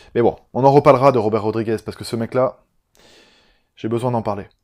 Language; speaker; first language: French; native; French